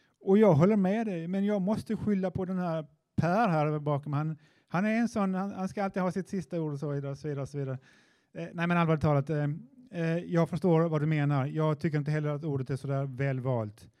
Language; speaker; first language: Swedish; native; Swedish